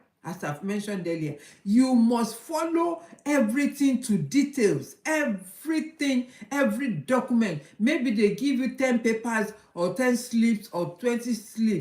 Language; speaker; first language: English; non-native, local second language; Yoruba